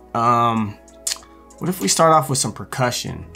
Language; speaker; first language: English; native; English